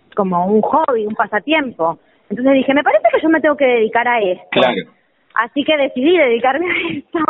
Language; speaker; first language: Spanish; native; Spanish